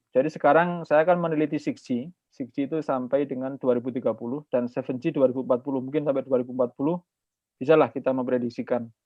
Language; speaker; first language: Indonesian; native; Indonesian